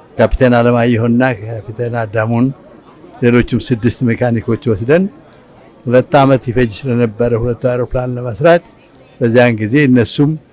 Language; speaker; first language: Amharic; non-native, local second language; Tigrinya